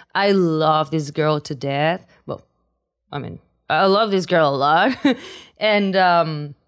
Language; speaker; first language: English; non-native, fluent; Spanish